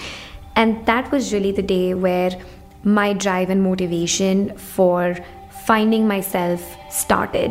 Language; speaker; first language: English; non-native, local second language; Hindi